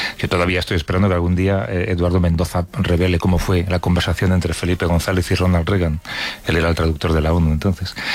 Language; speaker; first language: Spanish; native; Spanish